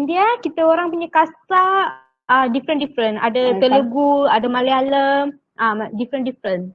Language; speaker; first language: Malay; non-native, local second language; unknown